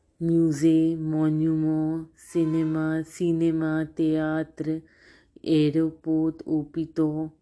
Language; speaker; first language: French; non-native, learner; Hindi